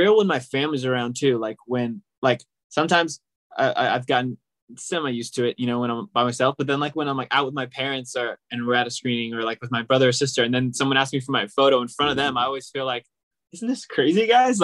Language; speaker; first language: English; native; English